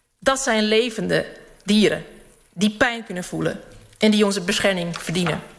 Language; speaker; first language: Dutch; early bilingual, other home language; Serbian